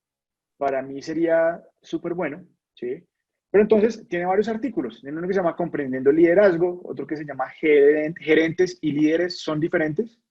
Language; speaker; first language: Spanish; native; Spanish